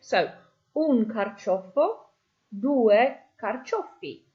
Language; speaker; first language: Italian; non-native, fluent; English